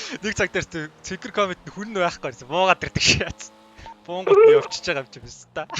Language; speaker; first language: Mongolian; native; Mongolian